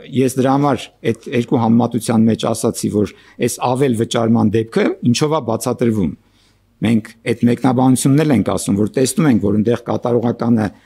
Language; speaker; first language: Armenian; native; Armenian